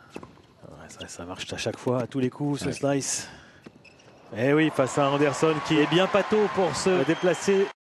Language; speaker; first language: French; native; French